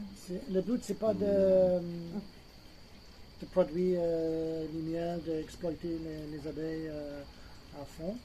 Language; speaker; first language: French; non-native, fluent; English